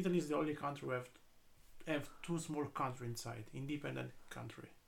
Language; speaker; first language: English; non-native, learner; Italian